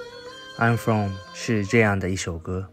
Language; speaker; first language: Chinese; non-native, fluent; Japanese